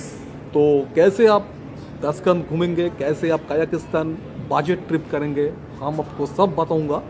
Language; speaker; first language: Hindi; non-native, local second language; Bangla